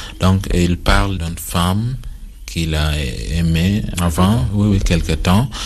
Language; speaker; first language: French; non-native, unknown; Acoli